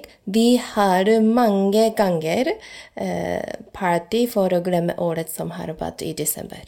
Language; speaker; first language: Norwegian; non-native, learner; Japanese